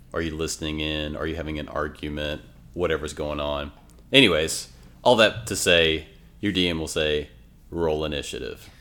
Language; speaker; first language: English; native; English